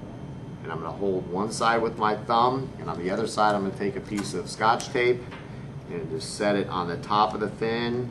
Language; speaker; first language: English; native; English